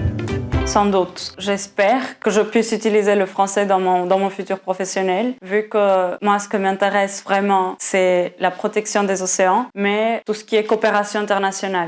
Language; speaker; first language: French; non-native, fluent; Portuguese